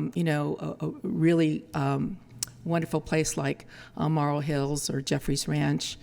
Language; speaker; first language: English; early bilingual, other home language; Spanish